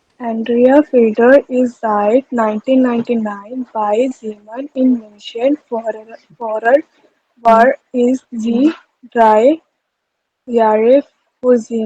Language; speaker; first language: German; non-native, learner; Hindi